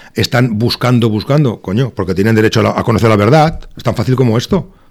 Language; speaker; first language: Spanish; native; Spanish